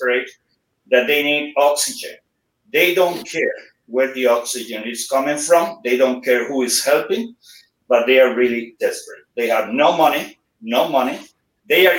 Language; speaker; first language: English; non-native, fluent; Spanish